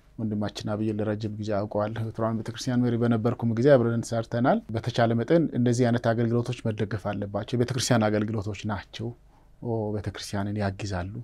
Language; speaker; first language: Amharic; non-native, local second language; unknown